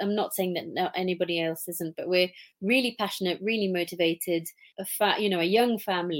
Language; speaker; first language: English; native; English